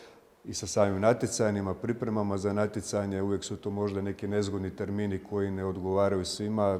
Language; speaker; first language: Croatian; native; Croatian